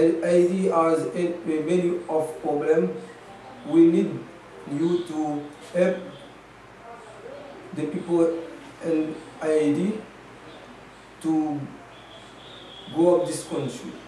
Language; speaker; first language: English; non-native, learner; Haitian Creole